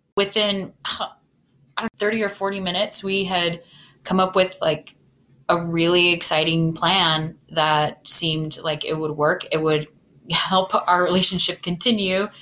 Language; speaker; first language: English; native; English